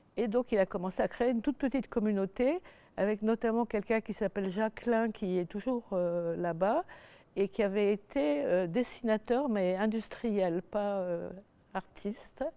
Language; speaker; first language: French; native; French